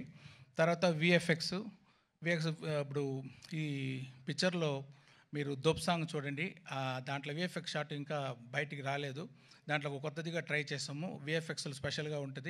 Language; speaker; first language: Telugu; non-native, learner; Tamil